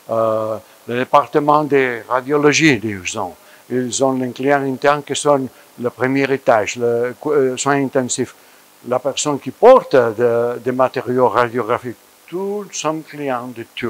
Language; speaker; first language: French; non-native, fluent; Spanish